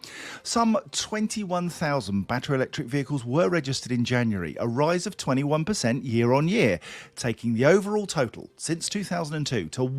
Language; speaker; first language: English; native; English